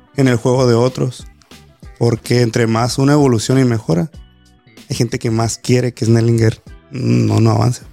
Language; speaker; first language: Spanish; native; Spanish